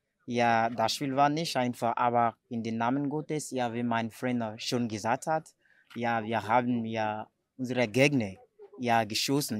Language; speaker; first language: German; non-native, fluent; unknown